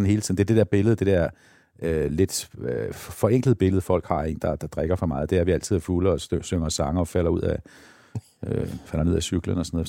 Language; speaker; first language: Danish; native; Danish